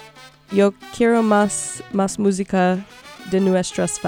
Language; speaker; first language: Spanish; early bilingual, heritage; Spanish